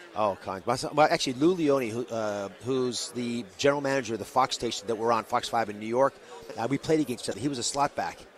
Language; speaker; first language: English; native; English